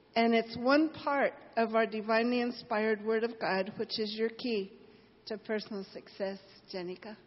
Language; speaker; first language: English; native; English